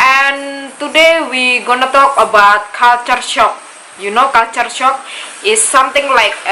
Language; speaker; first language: English; non-native, learner; Indonesian